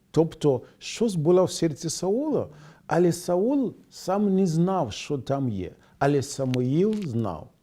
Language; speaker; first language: Ukrainian; non-native, fluent; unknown